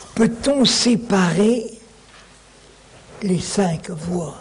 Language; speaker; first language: French; native; French